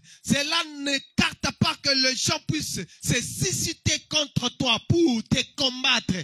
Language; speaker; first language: French; non-native, local second language; Lingala